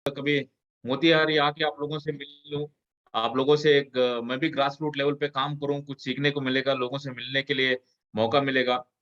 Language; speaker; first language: Hindi; non-native, local second language; Kannada